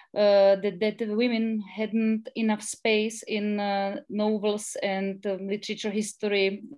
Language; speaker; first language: English; non-native, learner; Czech